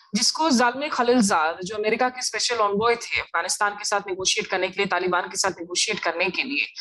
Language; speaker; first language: Hindi; native; Hindi